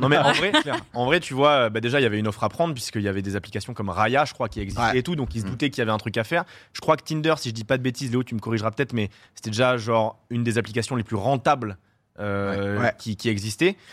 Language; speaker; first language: French; native; French